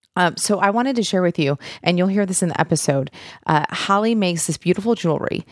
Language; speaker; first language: English; native; English